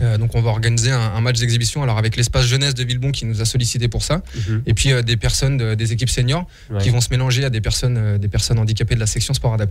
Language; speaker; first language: French; native; French